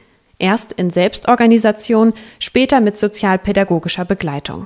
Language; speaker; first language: German; native; German